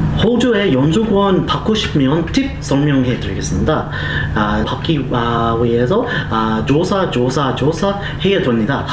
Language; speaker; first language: Korean; non-native, learner; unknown